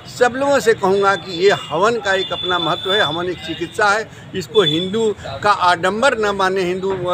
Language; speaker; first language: Hindi; native; Hindi